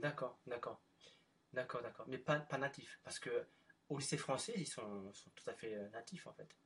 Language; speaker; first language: French; non-native, fluent; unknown